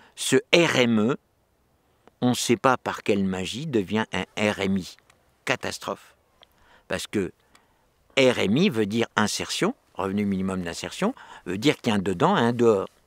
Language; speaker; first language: French; native; French